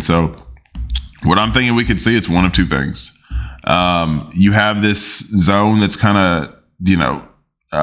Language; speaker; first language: English; native; English